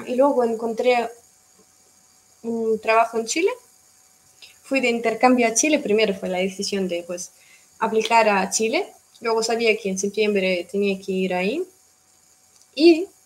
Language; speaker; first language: Spanish; non-native, fluent; Russian